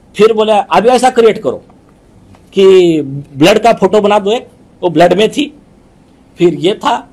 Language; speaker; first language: Hindi; non-native, local second language; Marathi